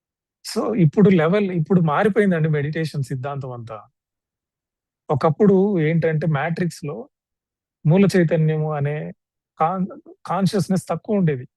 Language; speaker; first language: Telugu; native; Telugu